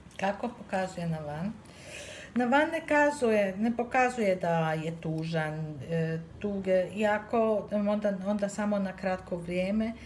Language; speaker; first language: Serbian; early bilingual, heritage; Serbian